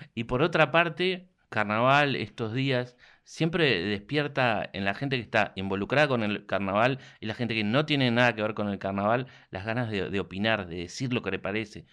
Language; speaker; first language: Spanish; native; Spanish